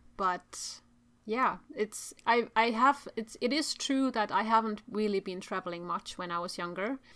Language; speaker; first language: English; non-native, fluent; Czech